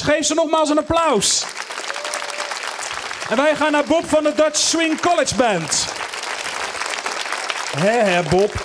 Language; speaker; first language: Dutch; native; Dutch